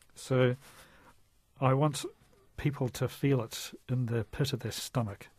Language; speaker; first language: English; native; English